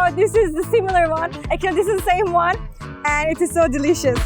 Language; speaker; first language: English; non-native, fluent; Turkish